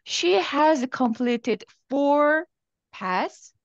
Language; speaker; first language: English; non-native, fluent; Korean